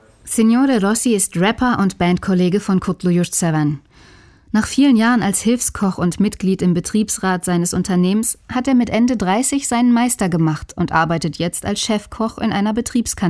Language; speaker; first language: German; native; German